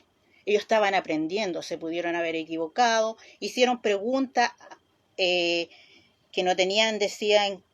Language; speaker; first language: Spanish; native; Spanish